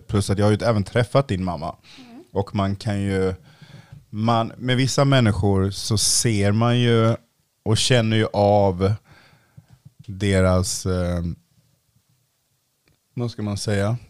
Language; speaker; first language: Swedish; native; Swedish